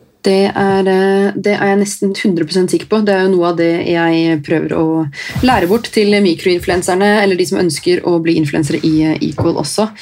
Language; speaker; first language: Norwegian; native; Norwegian